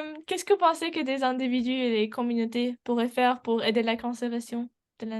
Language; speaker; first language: French; non-native, learner; English